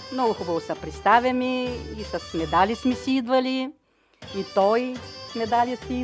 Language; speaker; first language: Bulgarian; native; Bulgarian